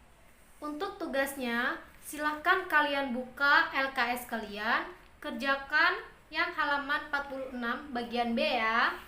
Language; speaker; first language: Indonesian; native; Indonesian